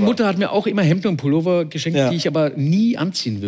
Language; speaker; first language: German; native; German